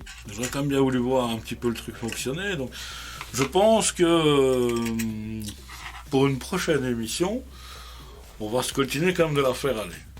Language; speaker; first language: French; native; French